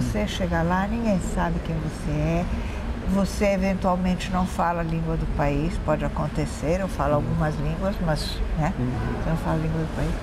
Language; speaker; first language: Portuguese; early bilingual, other home language; Italian